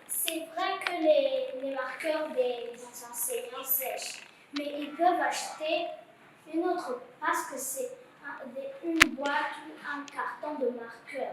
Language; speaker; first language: French; non-native, learner; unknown